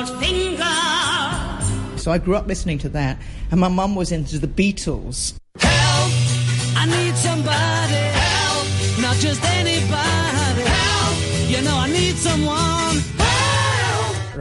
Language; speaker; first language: English; native; English